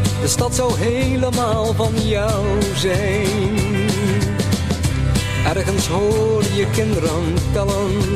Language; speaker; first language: Dutch; native; Dutch